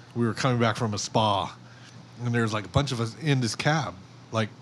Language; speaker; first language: English; native; English